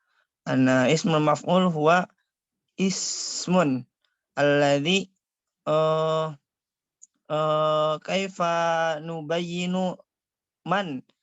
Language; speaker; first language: Arabic; non-native, learner; Indonesian